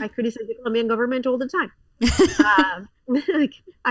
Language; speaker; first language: English; non-native, fluent; Spanish